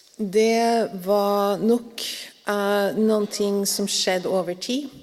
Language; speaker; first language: Norwegian; native; Norwegian